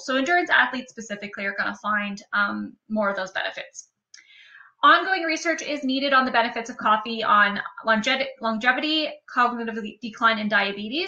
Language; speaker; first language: English; native; English